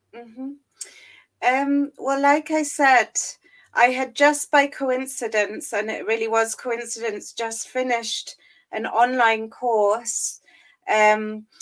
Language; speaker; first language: English; native; English